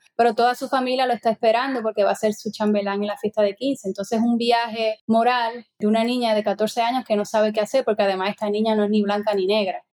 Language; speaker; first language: Spanish; native; Spanish